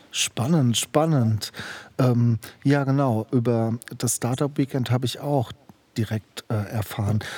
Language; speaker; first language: German; native; German